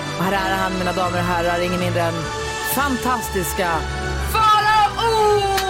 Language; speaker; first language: Swedish; native; Swedish